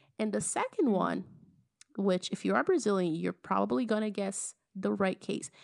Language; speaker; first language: English; non-native, fluent; Portuguese